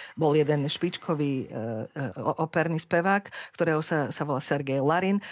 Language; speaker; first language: Slovak; native; Slovak